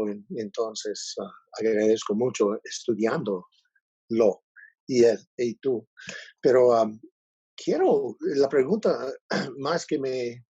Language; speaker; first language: Spanish; non-native, learner; English